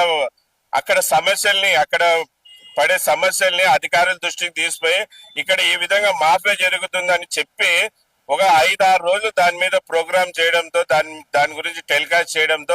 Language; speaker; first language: Telugu; native; Telugu